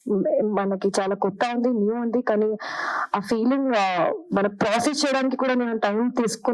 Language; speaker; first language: Telugu; non-native, learner; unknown